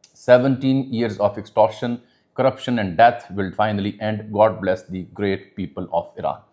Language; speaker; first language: English; non-native, local second language; Urdu